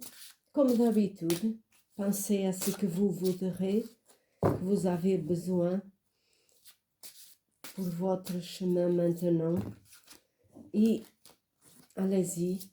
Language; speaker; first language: French; non-native, fluent; Portuguese